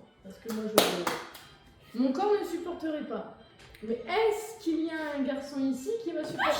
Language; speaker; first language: French; native; French